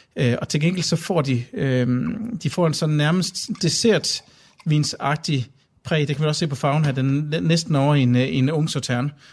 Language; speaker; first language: Danish; native; Danish